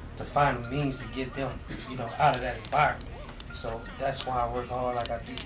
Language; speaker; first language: English; native; English